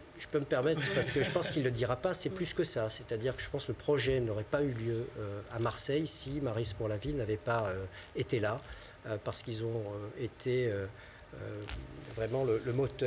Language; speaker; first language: French; native; French